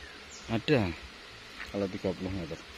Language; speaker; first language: Indonesian; non-native, local second language; Javanese